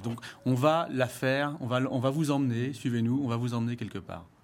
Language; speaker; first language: French; native; French